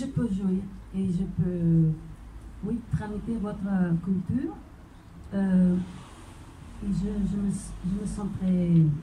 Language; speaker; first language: French; non-native, fluent; Croatian